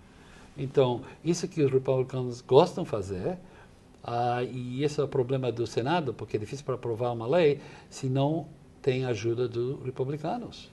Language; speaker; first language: Portuguese; non-native, fluent; English